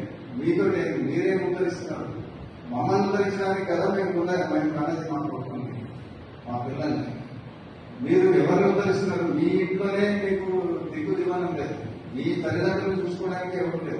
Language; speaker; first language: Telugu; native; Telugu